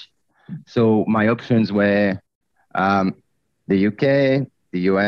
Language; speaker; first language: English; non-native, fluent; French